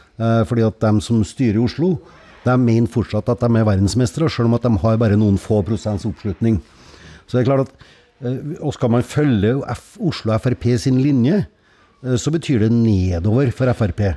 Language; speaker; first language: Norwegian; native; Norwegian